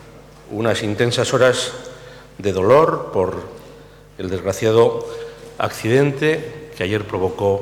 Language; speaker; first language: Spanish; native; Spanish